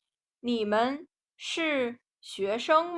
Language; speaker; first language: Chinese; non-native, fluent; Nepali